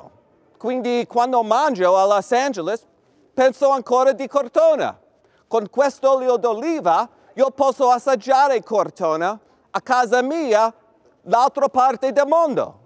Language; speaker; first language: Italian; non-native, learner; English